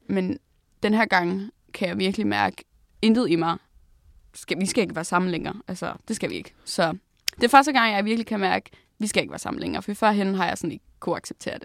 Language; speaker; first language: Danish; non-native, local second language; Faroese